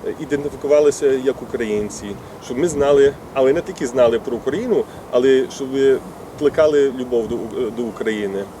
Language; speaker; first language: Ukrainian; early bilingual, heritage; Ukrainian